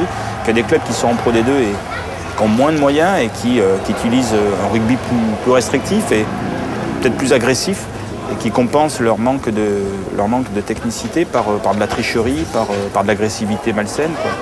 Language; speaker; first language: French; native; French